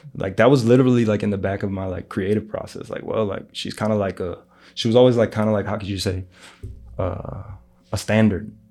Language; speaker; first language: English; early bilingual, other home language; Greek